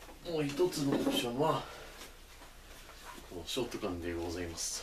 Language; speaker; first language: Japanese; non-native, learner; English